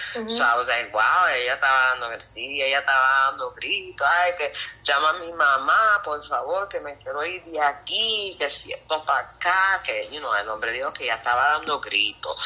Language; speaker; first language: Spanish; early bilingual, heritage; Spanish